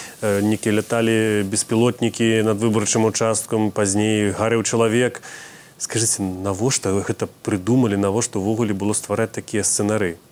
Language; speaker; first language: Belarusian; native; Belarusian